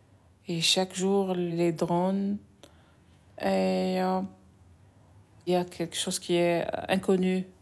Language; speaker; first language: French; non-native, local second language; Arabic